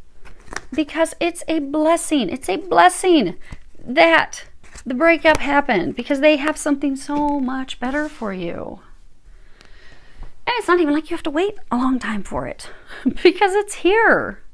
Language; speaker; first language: English; native; English